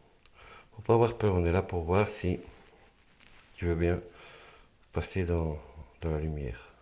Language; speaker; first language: French; native; French